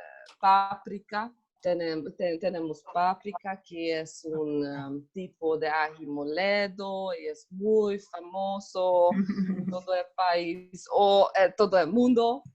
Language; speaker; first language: Spanish; non-native, learner; Hungarian